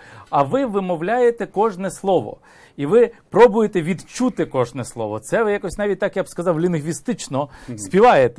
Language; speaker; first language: Ukrainian; native; Ukrainian